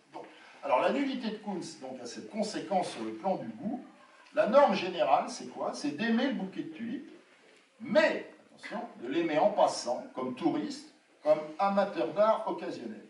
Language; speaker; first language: French; native; French